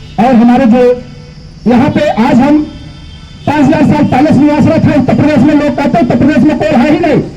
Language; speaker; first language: Hindi; native; Hindi